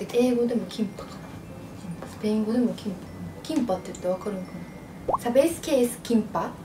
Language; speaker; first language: Spanish; non-native, learner; Japanese